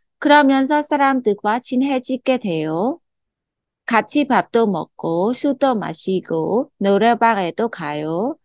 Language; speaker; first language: Korean; non-native, fluent; Khmer